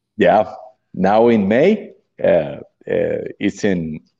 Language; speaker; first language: English; non-native, learner; Spanish